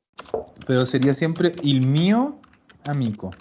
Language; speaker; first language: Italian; non-native, fluent; Spanish